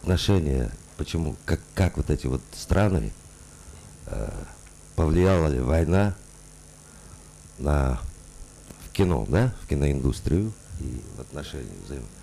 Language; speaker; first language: Russian; non-native, local second language; Uzbek